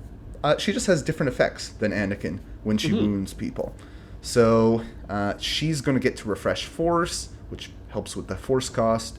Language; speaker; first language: English; native; English